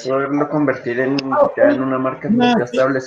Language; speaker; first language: Spanish; native; Spanish